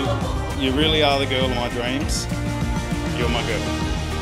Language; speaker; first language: English; native; English